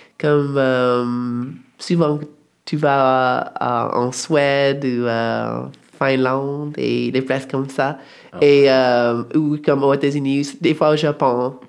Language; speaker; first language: French; non-native, fluent; English